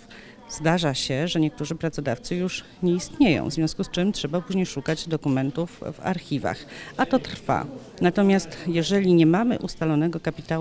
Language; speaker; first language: Polish; native; Polish